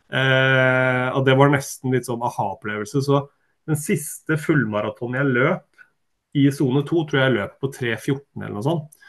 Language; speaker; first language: Norwegian; early bilingual, other home language; Swedish